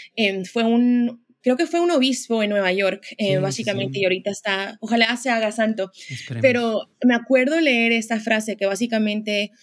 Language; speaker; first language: Spanish; early bilingual, heritage; Spanish